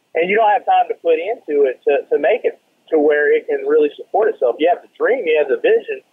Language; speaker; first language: English; native; English